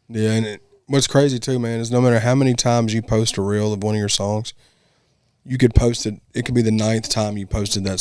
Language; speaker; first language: English; native; English